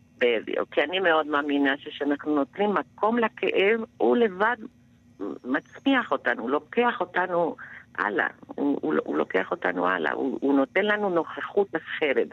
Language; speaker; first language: Hebrew; non-native, fluent; Spanish